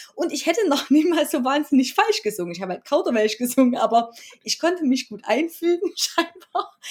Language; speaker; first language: German; native; German